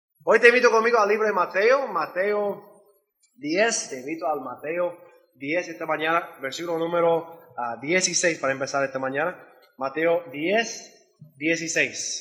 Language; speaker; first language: Spanish; non-native, learner; English